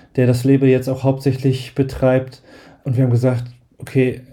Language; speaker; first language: German; native; German